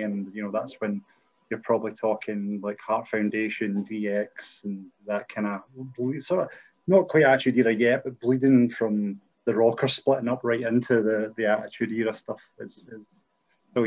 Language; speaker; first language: English; native; English